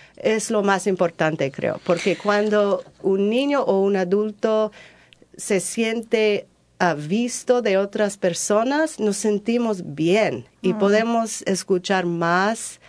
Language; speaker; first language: Spanish; non-native, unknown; English